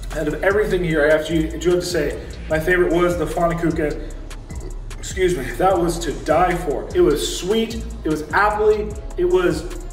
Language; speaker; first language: English; native; English